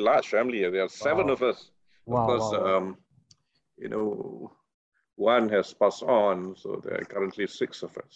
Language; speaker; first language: English; non-native, local second language; Malay